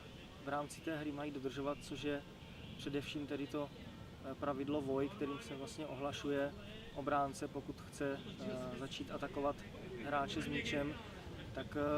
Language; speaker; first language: Czech; native; Czech